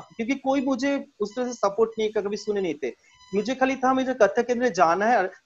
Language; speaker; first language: Hindi; non-native, local second language; Bangla